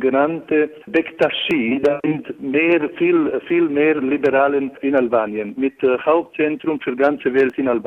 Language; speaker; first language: German; non-native, learner; Albanian